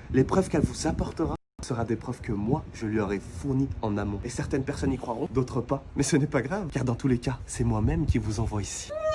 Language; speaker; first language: French; native; French